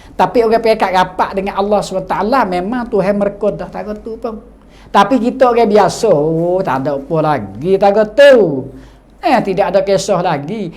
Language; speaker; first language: Malay; native; Malay